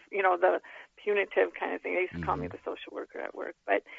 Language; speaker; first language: English; native; English